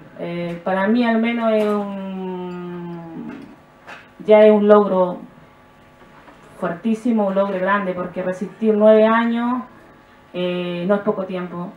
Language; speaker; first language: Spanish; native; Spanish